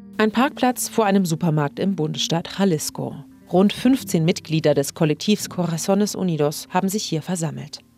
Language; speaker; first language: German; native; German